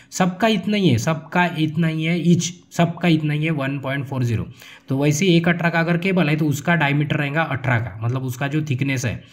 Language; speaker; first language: Hindi; non-native, local second language; Marathi